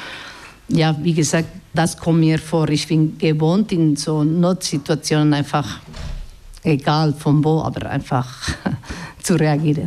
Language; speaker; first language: German; non-native, fluent; Basque